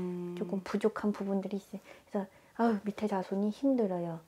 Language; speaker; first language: Korean; native; Korean